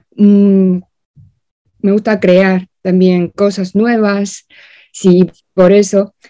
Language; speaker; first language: Spanish; non-native, fluent; Chinese